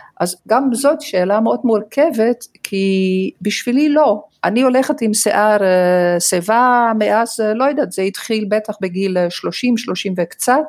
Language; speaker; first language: Hebrew; non-native, fluent; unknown